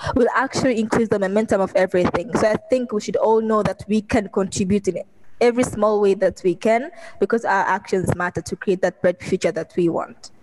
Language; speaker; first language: English; non-native, local second language; Swahili